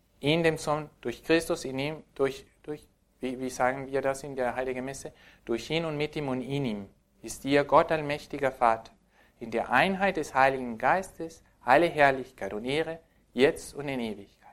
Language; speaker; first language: German; non-native, fluent; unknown